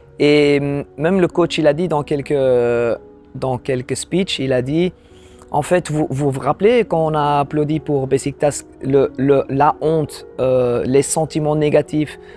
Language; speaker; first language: French; non-native, local second language; Dutch